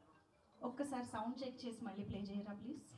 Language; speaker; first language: Telugu; native; Telugu